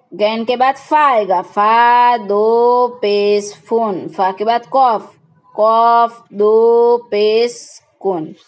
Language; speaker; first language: Hindi; non-native, local second language; Gujarati